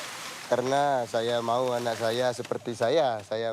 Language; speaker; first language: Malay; non-native, local second language; Balinese